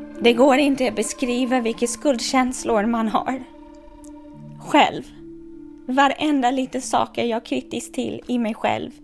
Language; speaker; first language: Swedish; non-native, fluent; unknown